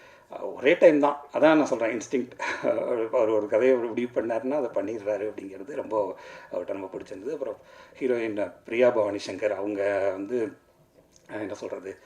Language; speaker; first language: Tamil; native; Tamil